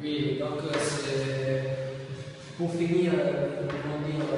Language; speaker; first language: French; non-native, learner; Italian